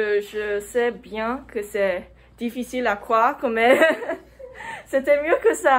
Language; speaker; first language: French; non-native, learner; English